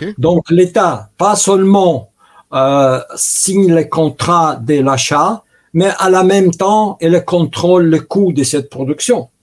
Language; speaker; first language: French; non-native, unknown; Russian